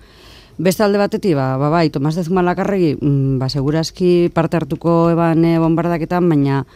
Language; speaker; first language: Basque; native; Basque